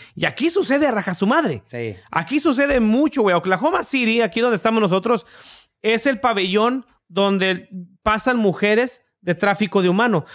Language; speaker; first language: Spanish; early bilingual, heritage; English